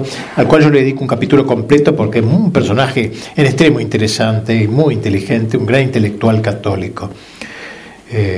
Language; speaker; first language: Spanish; native; Spanish